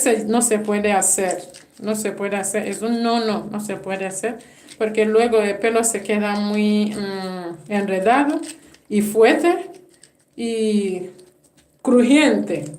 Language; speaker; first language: Spanish; non-native, fluent; English